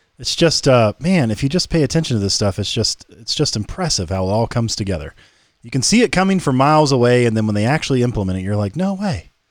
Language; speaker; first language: English; native; English